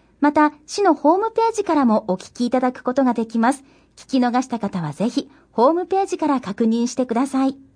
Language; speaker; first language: Japanese; native; Japanese